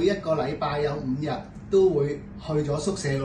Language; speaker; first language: Cantonese; native; Cantonese